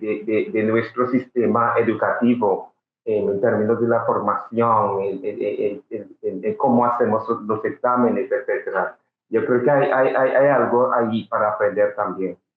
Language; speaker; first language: Spanish; non-native, fluent; English